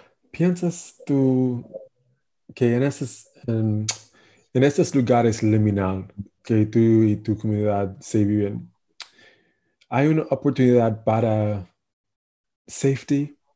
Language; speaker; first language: Spanish; non-native, learner; English